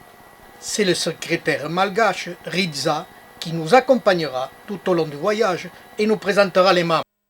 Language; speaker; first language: French; native; French